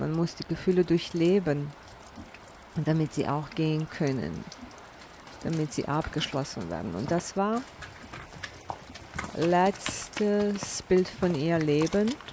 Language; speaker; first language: German; non-native, fluent; Bosnian